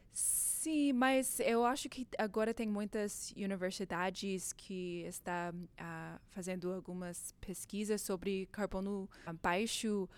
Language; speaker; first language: Portuguese; non-native, learner; English